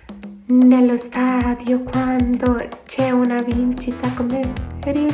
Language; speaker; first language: Italian; non-native, fluent; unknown